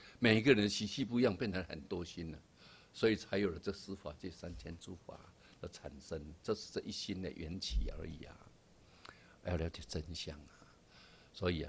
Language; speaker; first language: Chinese; native; Chinese